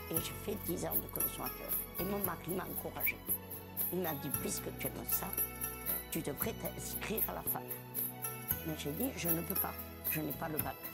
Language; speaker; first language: French; early bilingual, other home language; Catalan